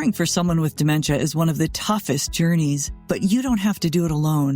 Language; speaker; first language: English; native; English